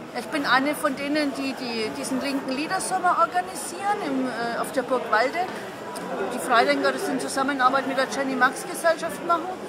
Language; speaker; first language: German; native; German